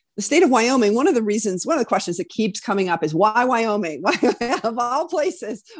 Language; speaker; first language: English; native; English